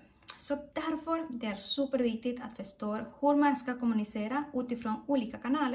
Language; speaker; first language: Swedish; non-native, fluent; Spanish